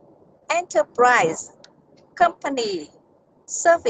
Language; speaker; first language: English; non-native, learner; Vietnamese